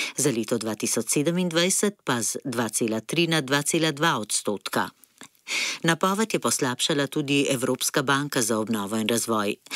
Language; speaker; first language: Slovenian; native; Slovenian